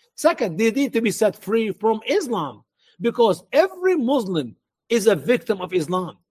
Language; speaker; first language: English; non-native, fluent; Arabic